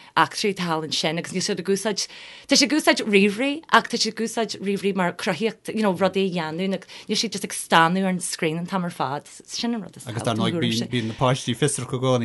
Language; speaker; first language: Irish; non-native, local second language; English